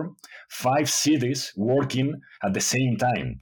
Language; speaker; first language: English; non-native, fluent; Spanish